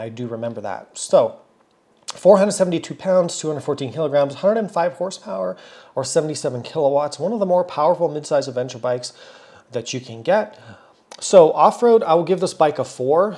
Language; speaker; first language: English; native; English